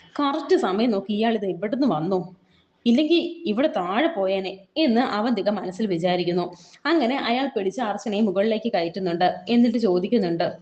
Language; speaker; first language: Malayalam; native; Malayalam